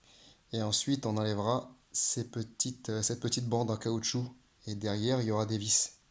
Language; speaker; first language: French; native; French